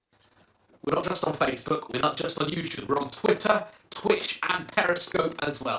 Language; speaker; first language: English; native; English